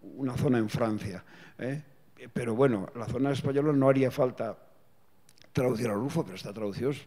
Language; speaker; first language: Spanish; non-native, local second language; Basque